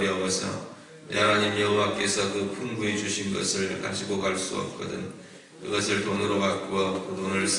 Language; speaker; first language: Korean; native; Korean